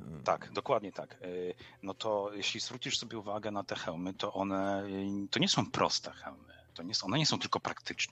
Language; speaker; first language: Polish; native; Polish